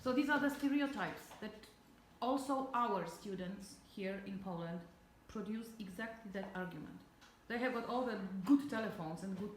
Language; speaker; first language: English; non-native, fluent; Polish